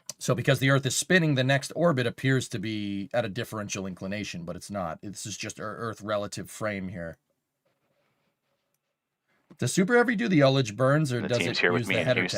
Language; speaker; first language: English; native; English